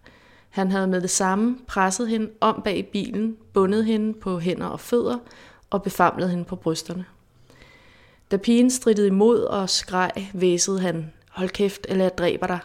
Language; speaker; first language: Danish; native; Danish